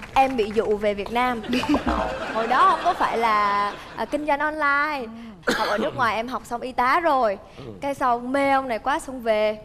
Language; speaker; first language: Vietnamese; early bilingual, heritage; Vietnamese